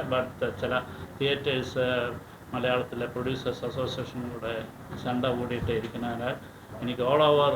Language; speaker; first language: Tamil; non-native, learner; Malayalam